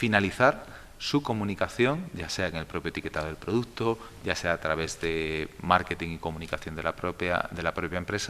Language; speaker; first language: Spanish; native; Spanish